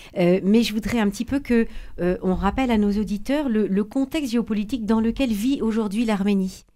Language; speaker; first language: French; native; French